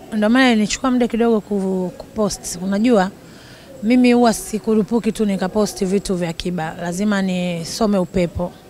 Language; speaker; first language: Swahili; native; Swahili